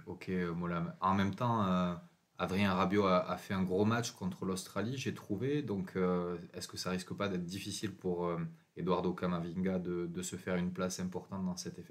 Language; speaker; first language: French; native; French